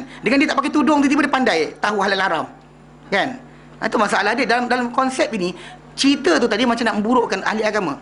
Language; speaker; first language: Malay; native; Malay